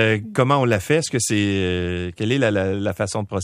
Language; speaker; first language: French; native; French